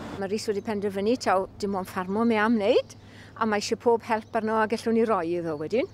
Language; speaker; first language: Welsh; native; Welsh